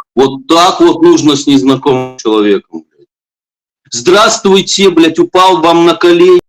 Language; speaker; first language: Russian; native; Russian